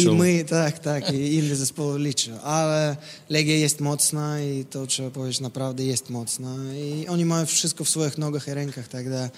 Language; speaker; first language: Polish; non-native, fluent; Russian